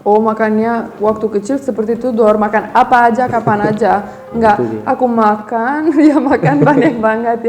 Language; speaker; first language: Indonesian; non-native, fluent; Romanian